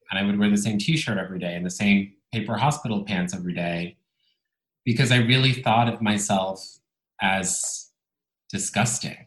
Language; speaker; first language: English; non-native, fluent; Italian